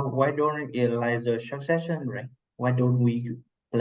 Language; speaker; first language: English; non-native, learner; Vietnamese